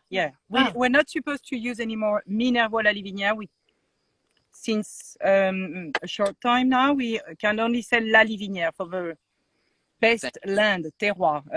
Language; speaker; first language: English; non-native, fluent; French